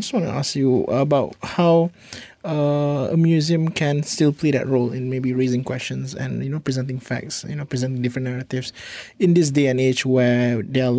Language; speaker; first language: English; non-native, local second language; Malay